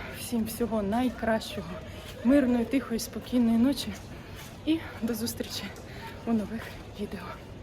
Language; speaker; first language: Ukrainian; non-native, local second language; Russian